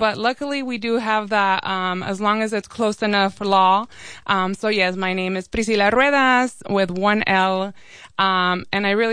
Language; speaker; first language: English; early bilingual, other home language; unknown